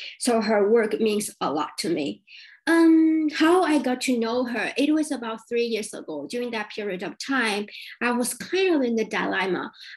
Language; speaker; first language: English; non-native, fluent; Chinese